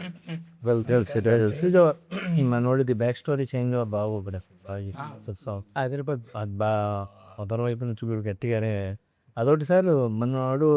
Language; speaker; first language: Telugu; native; Telugu